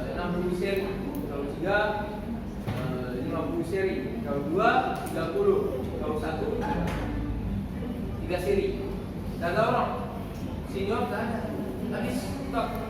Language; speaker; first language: Indonesian; non-native, learner; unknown